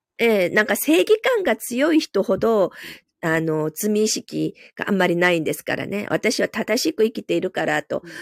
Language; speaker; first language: Japanese; non-native, fluent; Korean